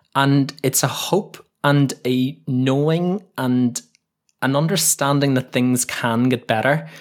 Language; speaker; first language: English; native; English